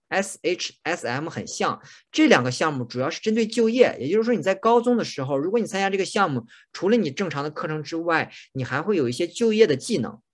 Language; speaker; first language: Chinese; native; Chinese